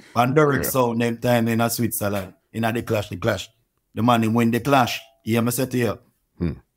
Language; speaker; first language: English; non-native, local second language; Jamaican Creole English